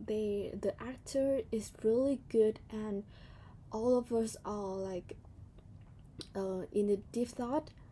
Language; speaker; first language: English; non-native, learner; Vietnamese